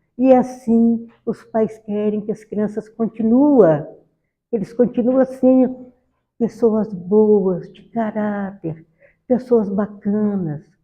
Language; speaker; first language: Portuguese; native; Portuguese